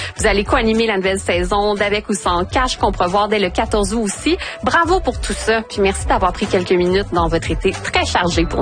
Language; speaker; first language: French; native; French